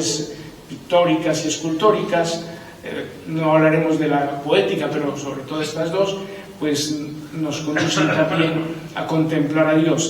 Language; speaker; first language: Spanish; native; Spanish